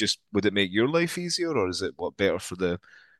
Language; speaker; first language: English; native; English